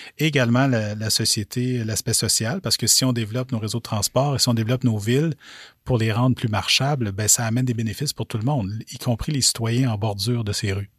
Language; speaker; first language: French; native; French